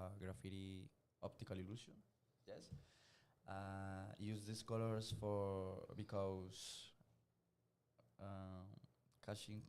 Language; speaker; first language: English; non-native, learner; Spanish